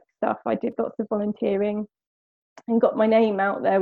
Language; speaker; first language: English; native; English